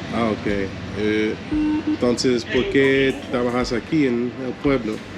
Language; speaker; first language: Spanish; non-native, learner; English